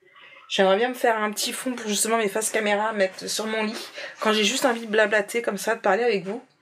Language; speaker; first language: French; native; French